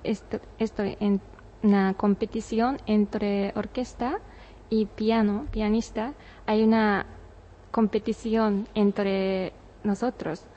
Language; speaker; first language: Spanish; non-native, learner; Japanese